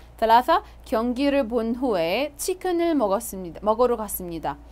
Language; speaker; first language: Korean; non-native, fluent; Arabic